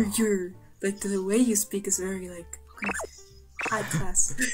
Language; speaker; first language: English; non-native, fluent; German